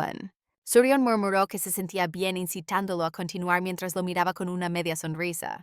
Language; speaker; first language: Spanish; native; Spanish